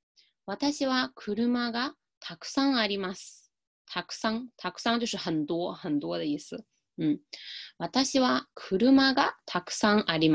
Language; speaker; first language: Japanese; non-native, fluent; Chinese